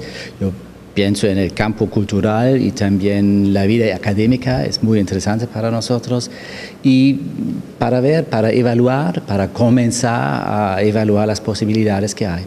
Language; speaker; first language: Spanish; non-native, fluent; German